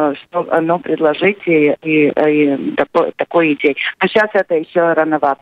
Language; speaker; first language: Russian; non-native, local second language; Latvian